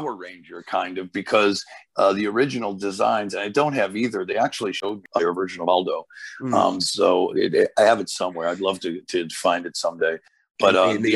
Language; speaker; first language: English; early bilingual, other home language; Portuguese